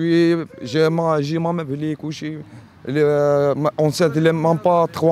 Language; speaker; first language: French; non-native, learner; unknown